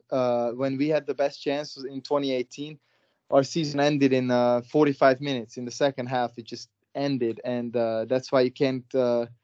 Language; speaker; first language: English; non-native, fluent; Hungarian